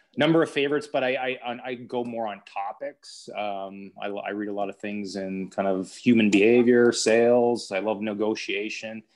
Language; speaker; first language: English; native; English